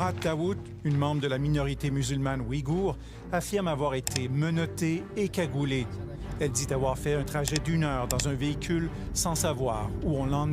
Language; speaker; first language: French; native; French